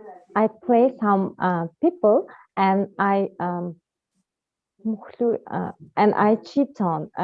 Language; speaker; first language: English; non-native, learner; Russian